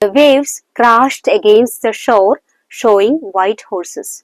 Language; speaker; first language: English; non-native, local second language; Malayalam